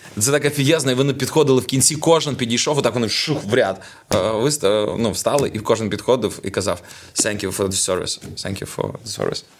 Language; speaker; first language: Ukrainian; non-native, local second language; Russian